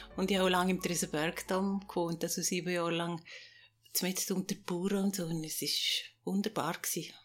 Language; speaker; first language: German; native; German